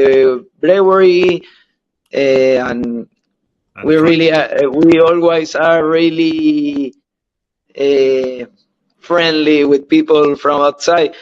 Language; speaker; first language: English; non-native, learner; Spanish